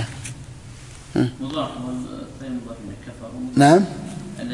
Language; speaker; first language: Arabic; native; Arabic